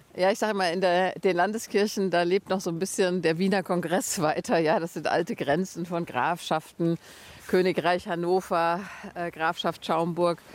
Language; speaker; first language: German; native; German